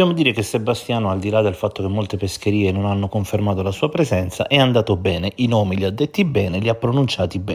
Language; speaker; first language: Italian; native; Italian